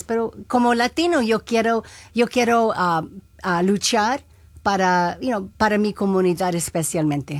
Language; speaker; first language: Spanish; non-native, local second language; English